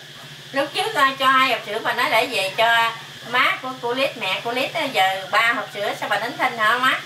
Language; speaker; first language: Vietnamese; native; Vietnamese